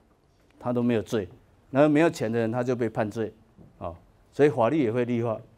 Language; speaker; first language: Chinese; native; Chinese